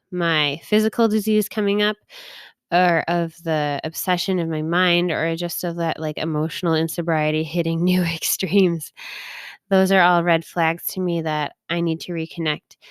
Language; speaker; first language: English; native; English